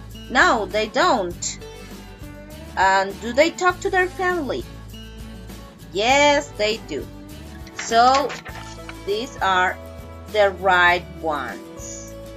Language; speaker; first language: English; non-native, fluent; Spanish